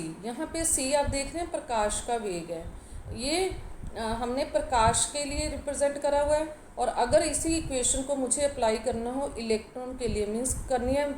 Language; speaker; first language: Hindi; native; Hindi